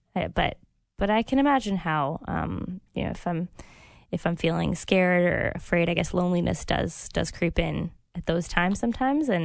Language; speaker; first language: English; early bilingual, other home language; French